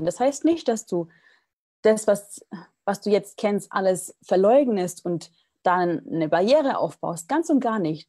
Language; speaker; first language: German; native; German